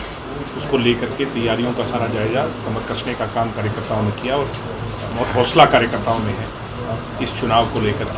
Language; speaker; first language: Hindi; native; Hindi